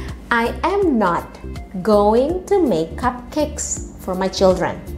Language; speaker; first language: English; non-native, fluent; Indonesian